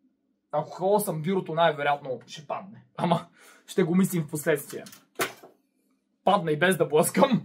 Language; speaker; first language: Bulgarian; native; Bulgarian